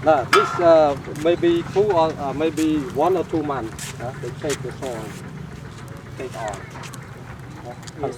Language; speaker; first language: English; non-native, learner; Khmer